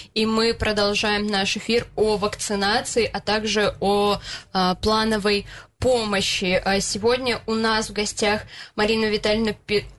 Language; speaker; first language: Russian; native; Russian